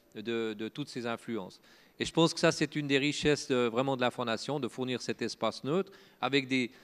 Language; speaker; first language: French; native; French